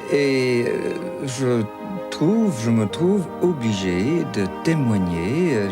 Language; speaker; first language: French; non-native, fluent; English